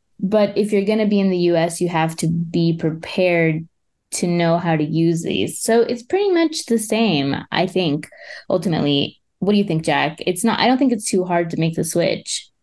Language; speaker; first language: English; native; English